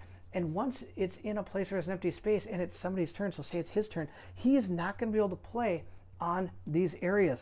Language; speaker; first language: English; native; English